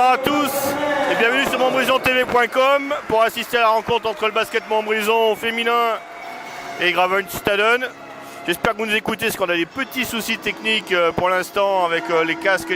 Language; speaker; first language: French; native; French